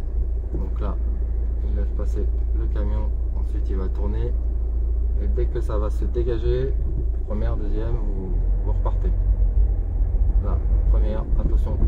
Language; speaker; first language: French; native; French